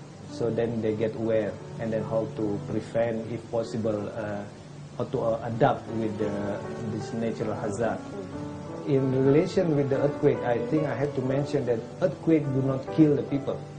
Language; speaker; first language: English; non-native, fluent; Indonesian